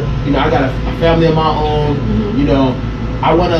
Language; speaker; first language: English; non-native, fluent; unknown